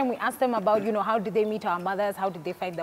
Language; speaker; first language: English; non-native, local second language; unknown